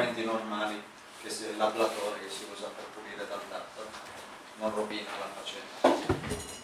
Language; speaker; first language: Italian; native; Italian